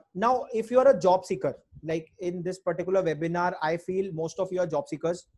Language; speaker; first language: English; non-native, local second language; Hindi